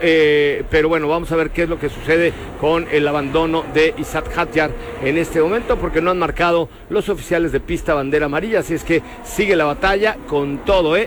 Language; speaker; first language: Spanish; native; Spanish